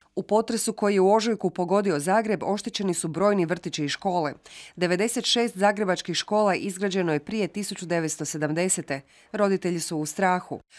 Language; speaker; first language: Croatian; native; Croatian